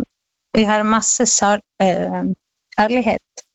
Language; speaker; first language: Norwegian; non-native, learner; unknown